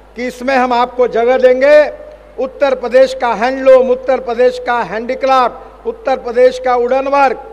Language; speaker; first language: Hindi; non-native, local second language; Marathi